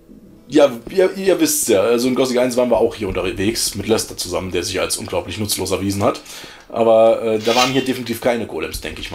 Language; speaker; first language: German; native; German